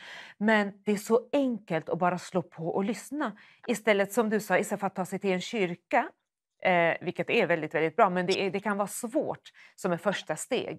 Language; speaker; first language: Swedish; native; Swedish